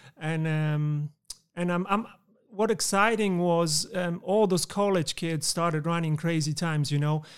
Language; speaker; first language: English; non-native, fluent; Polish